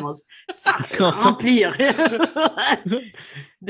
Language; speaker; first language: French; non-native, fluent; English